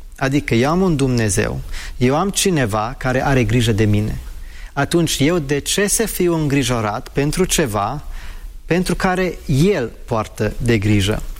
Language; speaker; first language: Romanian; non-native, fluent; English